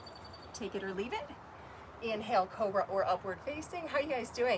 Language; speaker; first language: English; native; English